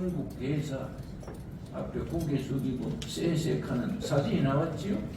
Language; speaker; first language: Korean; native; Korean